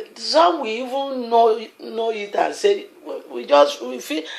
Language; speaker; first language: English; non-native, local second language; Yoruba